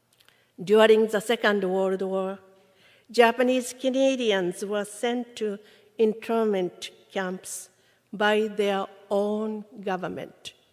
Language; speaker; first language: English; non-native, fluent; Japanese